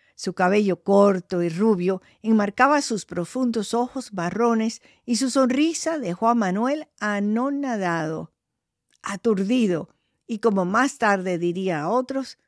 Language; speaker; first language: Spanish; early bilingual, heritage; Spanish